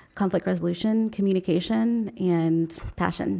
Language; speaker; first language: English; native; English